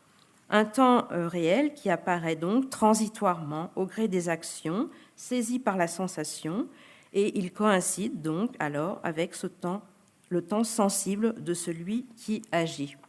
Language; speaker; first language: French; native; French